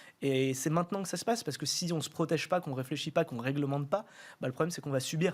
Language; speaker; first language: French; native; French